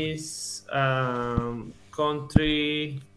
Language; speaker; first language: English; non-native, learner; Spanish